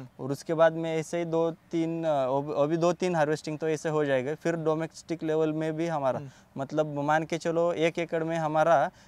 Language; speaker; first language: Hindi; non-native, local second language; Marathi